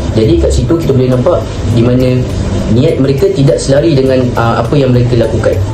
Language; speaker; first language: Malay; native; Malay